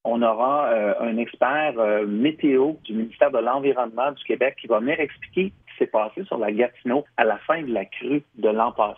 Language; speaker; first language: French; native; French